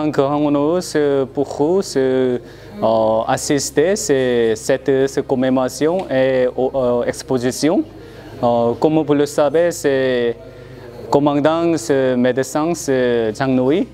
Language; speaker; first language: French; non-native, learner; Korean